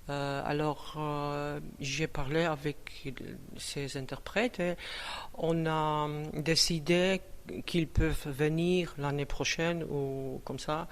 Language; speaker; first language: French; non-native, fluent; Czech